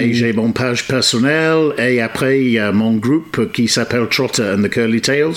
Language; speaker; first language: French; non-native, fluent; English